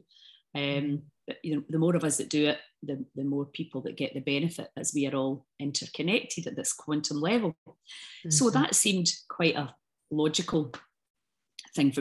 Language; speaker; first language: English; native; English